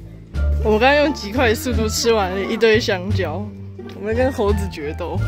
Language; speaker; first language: Chinese; native; Chinese